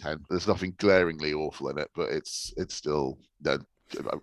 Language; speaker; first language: English; native; English